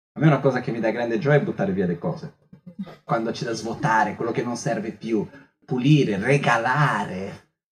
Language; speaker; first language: Italian; non-native, fluent; Portuguese